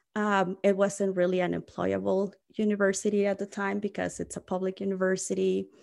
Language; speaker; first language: English; non-native, fluent; Spanish